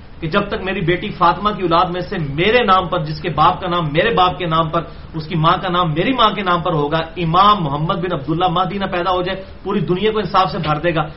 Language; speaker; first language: Urdu; non-native, local second language; Punjabi